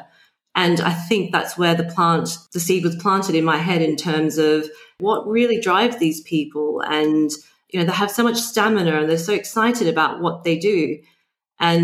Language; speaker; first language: English; native; English